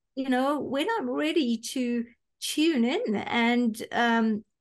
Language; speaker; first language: English; native; English